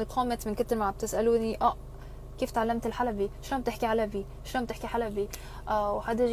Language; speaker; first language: Arabic; non-native, local second language; Korean